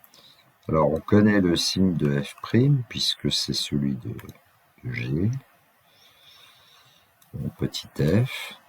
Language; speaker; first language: French; native; French